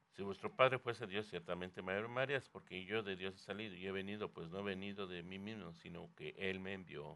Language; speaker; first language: Spanish; native; Spanish